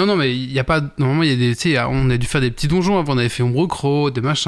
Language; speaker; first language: French; native; French